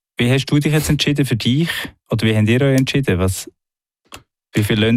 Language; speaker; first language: German; native; German